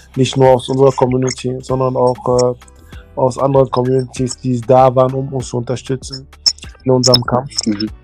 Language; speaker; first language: German; early bilingual, other home language; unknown